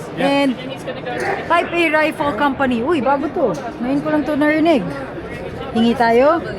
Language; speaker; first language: Filipino; native; Filipino